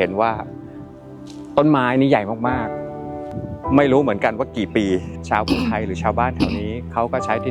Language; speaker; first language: Thai; native; Thai